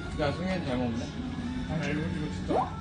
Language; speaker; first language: Korean; native; Korean